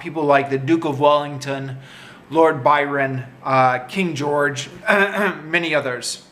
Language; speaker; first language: English; native; English